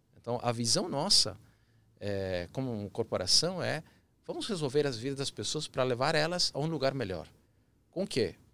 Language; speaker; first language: Portuguese; early bilingual, other home language; Spanish